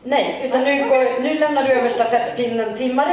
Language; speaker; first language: Swedish; native; Swedish